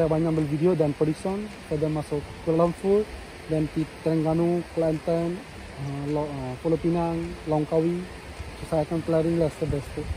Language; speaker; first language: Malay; non-native, learner; Bangla